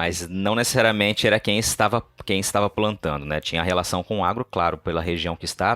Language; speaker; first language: Portuguese; native; Portuguese